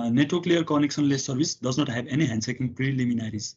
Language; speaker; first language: English; non-native, local second language; Nepali